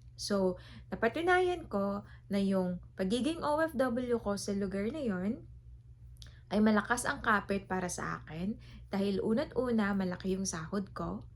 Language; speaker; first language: Filipino; native; Filipino